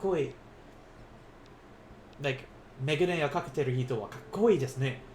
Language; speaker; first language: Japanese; non-native, learner; English